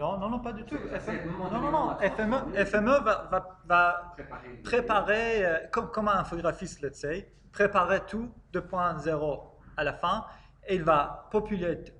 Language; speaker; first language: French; non-native, fluent; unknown